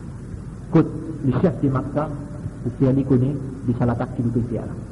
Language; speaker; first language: French; non-native, local second language; Morisyen